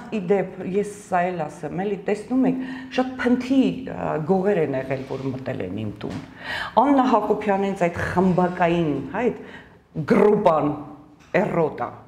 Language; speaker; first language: Armenian; native; Armenian